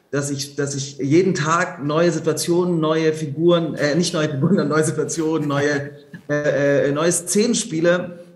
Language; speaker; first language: German; native; German